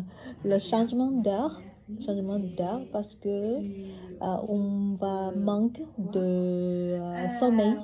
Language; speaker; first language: French; non-native, learner; Vietnamese